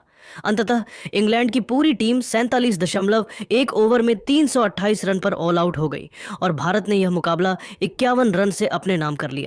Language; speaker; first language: Hindi; native; Hindi